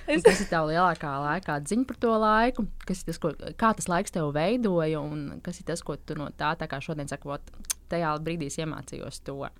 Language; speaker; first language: Latvian; native; Latvian